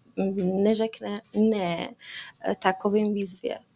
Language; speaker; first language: Czech; non-native, fluent; Persian